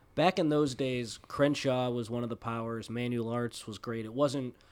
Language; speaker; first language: English; native; English